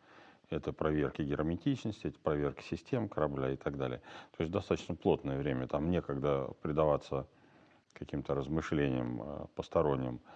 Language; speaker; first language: Russian; native; Russian